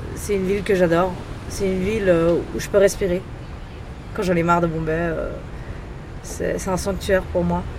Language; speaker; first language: French; native; French